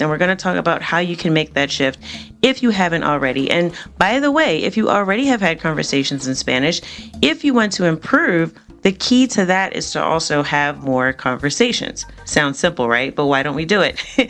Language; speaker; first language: English; native; English